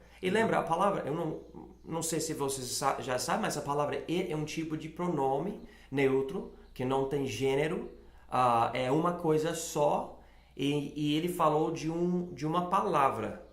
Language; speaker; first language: Portuguese; non-native, fluent; English